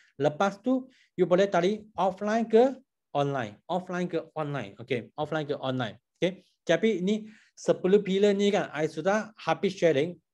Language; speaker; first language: Malay; non-native, local second language; Chinese